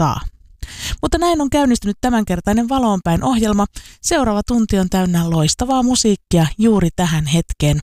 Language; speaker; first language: Finnish; native; Finnish